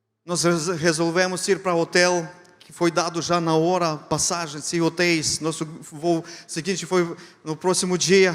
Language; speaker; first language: Portuguese; non-native, fluent; Ukrainian